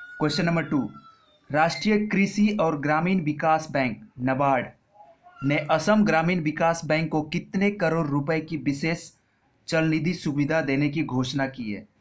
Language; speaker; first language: Hindi; non-native, local second language; Bangla